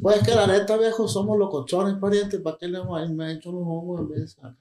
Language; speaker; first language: Spanish; early bilingual, other home language; English